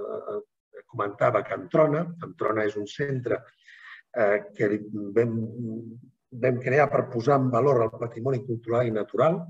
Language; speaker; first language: Catalan; native; Catalan